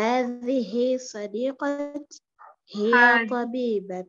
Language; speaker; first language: Arabic; non-native, learner; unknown